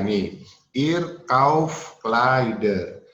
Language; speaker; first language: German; non-native, learner; Indonesian